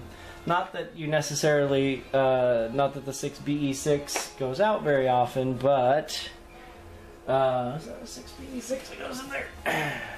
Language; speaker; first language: English; native; English